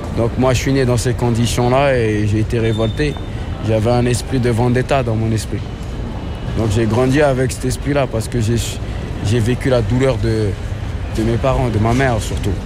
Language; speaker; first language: French; early bilingual, other home language; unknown